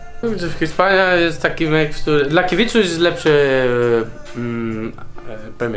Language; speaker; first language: Polish; non-native, learner; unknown